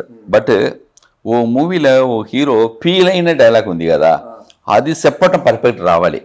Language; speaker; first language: Telugu; non-native, learner; Tamil